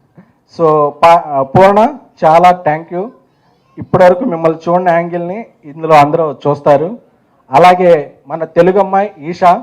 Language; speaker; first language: Telugu; native; Telugu